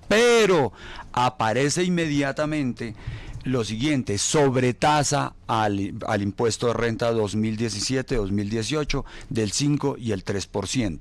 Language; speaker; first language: Spanish; native; Spanish